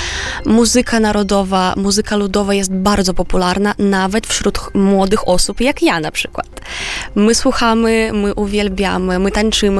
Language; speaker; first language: Polish; non-native, fluent; Romanian